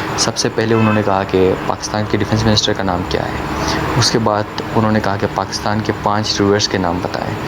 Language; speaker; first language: Urdu; non-native, local second language; Khowar